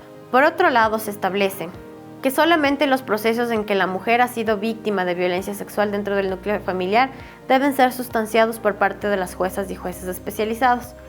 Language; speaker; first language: Spanish; native; Spanish